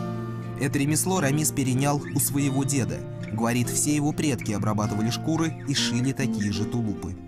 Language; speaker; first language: Russian; native; Russian